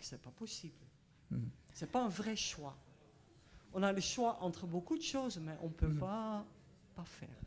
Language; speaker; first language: French; non-native, fluent; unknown